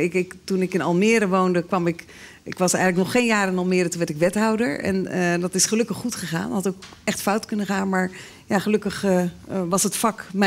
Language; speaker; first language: Dutch; native; Dutch